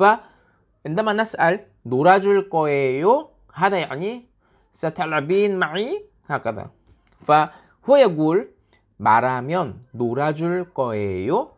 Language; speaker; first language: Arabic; non-native, learner; Korean